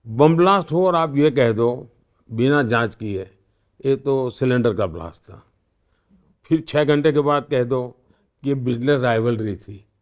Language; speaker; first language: Hindi; non-native, local second language; Gujarati